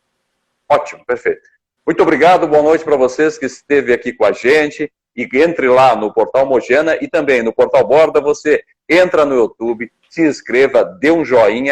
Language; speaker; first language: Portuguese; native; Portuguese